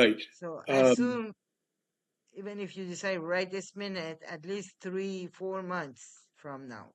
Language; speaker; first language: English; non-native, fluent; Persian